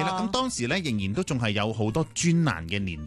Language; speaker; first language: Cantonese; native; Cantonese